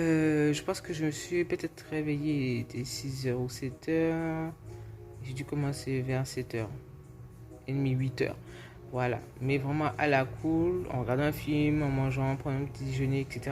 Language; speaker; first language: French; native; French